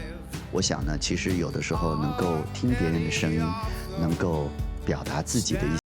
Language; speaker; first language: Chinese; native; Chinese